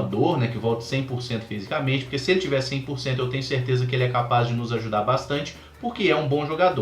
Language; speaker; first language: Portuguese; native; Portuguese